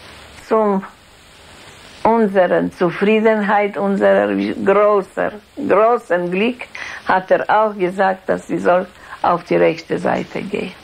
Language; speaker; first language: German; non-native, fluent; Polish